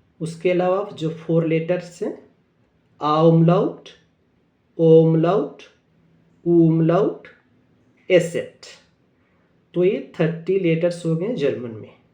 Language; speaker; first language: Hindi; native; Hindi